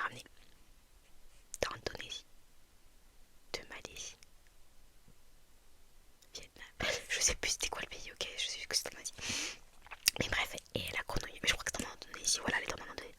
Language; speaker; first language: French; native; French